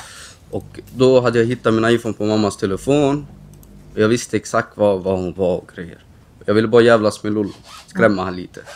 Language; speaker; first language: Swedish; early bilingual, other home language; Romany